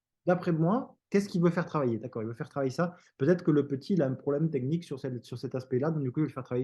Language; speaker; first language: French; native; French